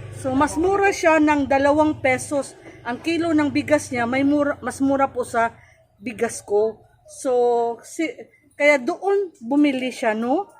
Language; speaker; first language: Filipino; native; Filipino